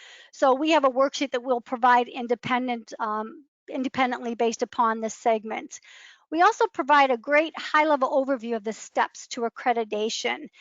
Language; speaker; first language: English; native; English